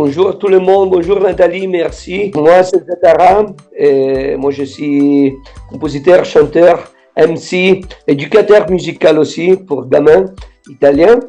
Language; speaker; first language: French; non-native, fluent; Italian